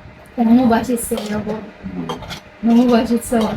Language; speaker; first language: Korean; non-native, learner; Bangla